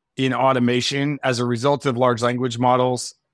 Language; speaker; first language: English; native; English